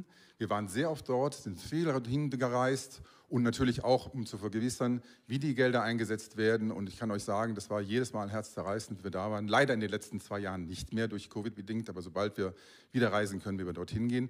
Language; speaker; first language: German; native; German